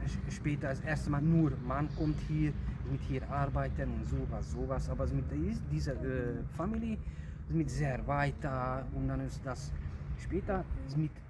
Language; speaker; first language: German; non-native, learner; Hungarian